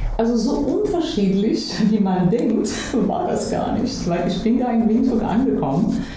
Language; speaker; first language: German; non-native, fluent; Persian